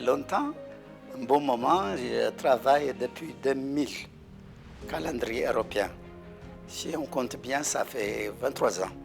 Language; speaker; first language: French; non-native, fluent; Amharic